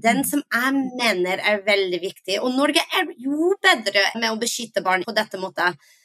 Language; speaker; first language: Norwegian; non-native, fluent; English